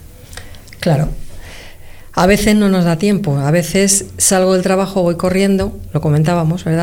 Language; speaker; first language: Spanish; native; Spanish